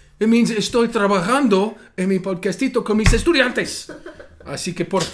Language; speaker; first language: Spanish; non-native, fluent; English